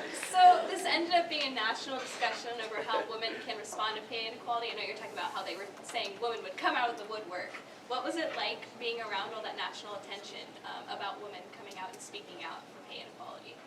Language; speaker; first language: English; native; English